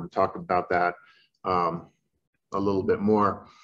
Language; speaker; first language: English; native; English